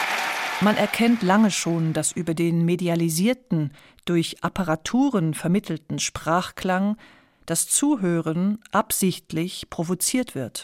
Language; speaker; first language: German; native; German